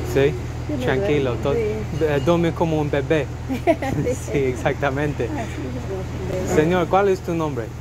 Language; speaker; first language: Spanish; non-native, learner; English